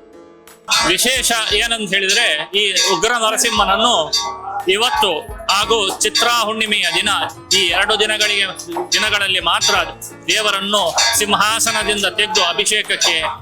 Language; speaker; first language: Kannada; non-native, local second language; Konkani